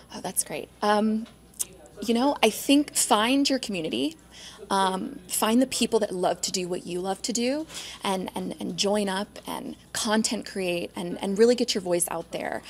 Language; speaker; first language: English; native; English